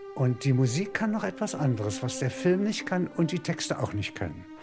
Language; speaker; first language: German; native; German